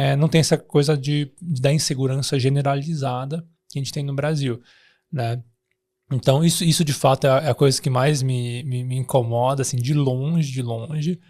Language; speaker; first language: Portuguese; early bilingual, other home language; Chinese